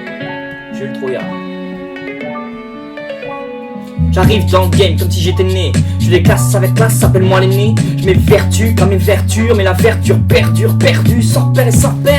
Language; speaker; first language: French; native; French